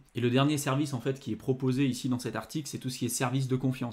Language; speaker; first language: French; native; French